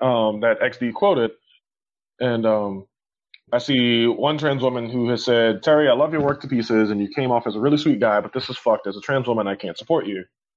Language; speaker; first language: English; native; English